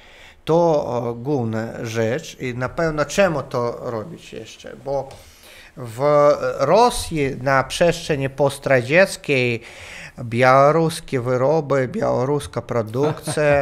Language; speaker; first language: Polish; non-native, learner; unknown